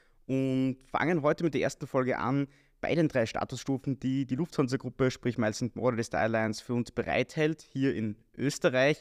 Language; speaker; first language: German; native; German